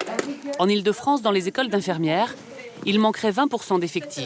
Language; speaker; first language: French; native; French